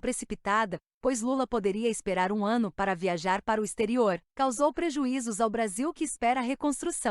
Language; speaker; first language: Portuguese; native; Portuguese